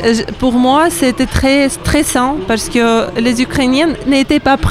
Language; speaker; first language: French; non-native, learner; Ukrainian